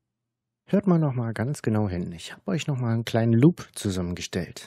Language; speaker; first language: German; native; German